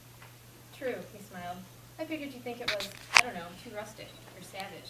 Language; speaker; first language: English; native; English